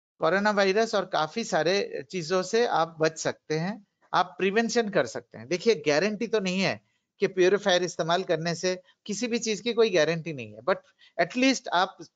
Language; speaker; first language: Hindi; non-native, local second language; Bangla